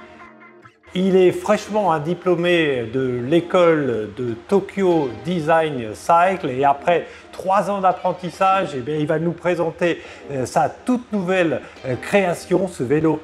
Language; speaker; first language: French; native; French